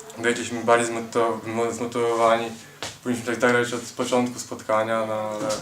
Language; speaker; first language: Polish; native; Polish